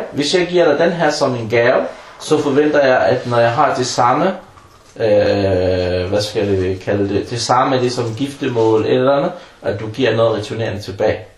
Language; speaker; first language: Danish; non-native, fluent; Arabic